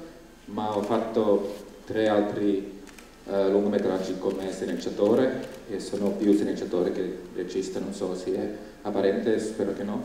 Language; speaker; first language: Italian; non-native, fluent; Finnish